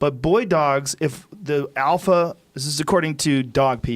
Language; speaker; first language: English; native; English